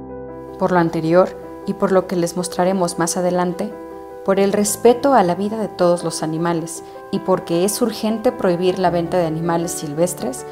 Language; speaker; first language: Spanish; native; Spanish